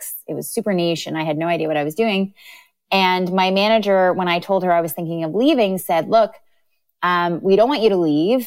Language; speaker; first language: English; native; English